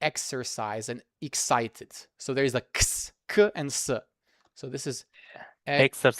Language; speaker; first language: English; non-native, fluent; Serbian